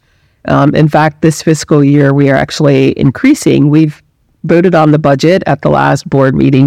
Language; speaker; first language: English; native; English